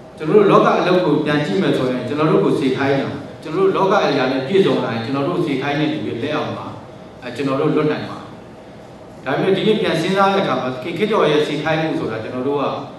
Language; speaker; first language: Burmese; non-native, local second language; Kachin